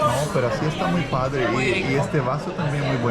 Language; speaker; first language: Spanish; non-native, fluent; Portuguese